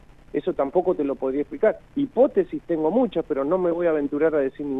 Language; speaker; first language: Spanish; native; Spanish